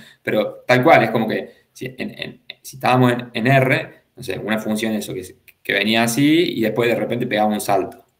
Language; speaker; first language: Spanish; native; Spanish